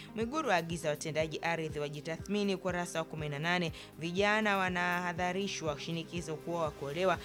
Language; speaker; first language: Swahili; native; Swahili